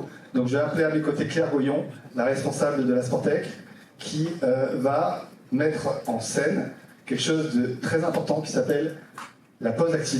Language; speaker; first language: French; native; French